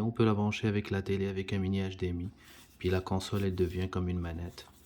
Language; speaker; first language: French; native; French